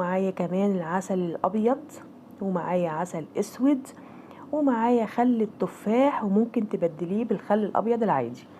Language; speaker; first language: Arabic; native; Arabic